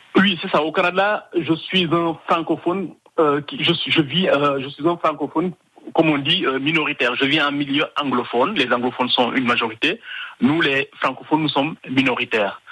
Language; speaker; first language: French; non-native, local second language; Wolof